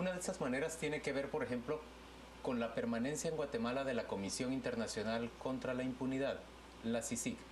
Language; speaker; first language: Spanish; native; Spanish